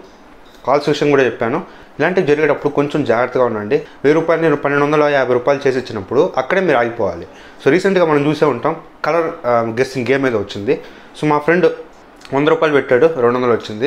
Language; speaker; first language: Telugu; native; Telugu